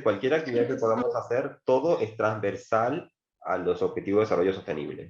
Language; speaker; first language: Spanish; native; Spanish